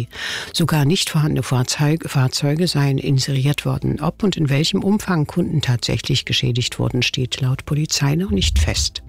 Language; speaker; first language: German; native; German